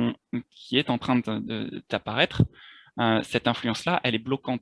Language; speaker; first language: French; native; French